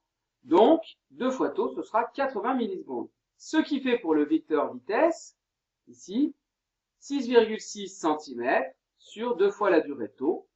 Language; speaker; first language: French; native; French